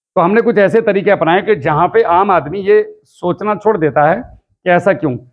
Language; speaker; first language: Hindi; native; Hindi